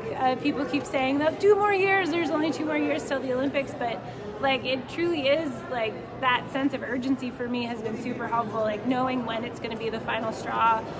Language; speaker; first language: English; native; English